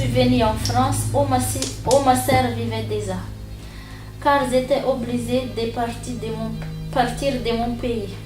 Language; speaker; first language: French; non-native, learner; Kurdish